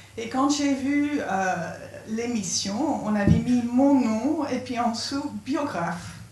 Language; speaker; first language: French; non-native, fluent; English